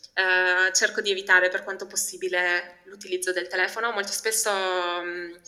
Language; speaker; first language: Italian; early bilingual, other home language; Albanian